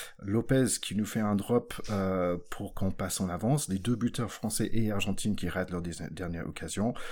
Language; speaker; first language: French; non-native, fluent; English